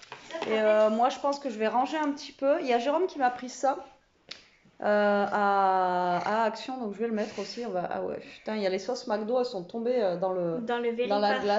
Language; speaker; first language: French; native; French